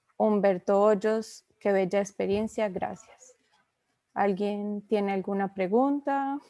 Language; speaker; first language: Spanish; native; Spanish